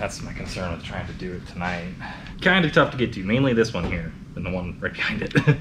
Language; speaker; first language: English; native; English